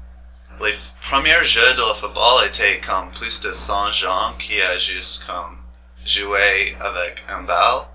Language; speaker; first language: French; non-native, learner; English